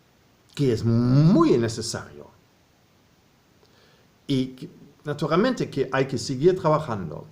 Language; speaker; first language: Spanish; non-native, fluent; German